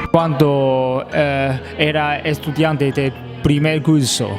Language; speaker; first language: Spanish; non-native, learner; Chinese